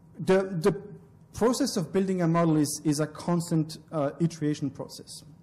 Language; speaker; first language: English; non-native, fluent; French